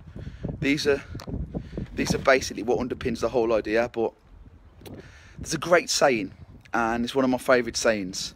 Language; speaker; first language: English; native; English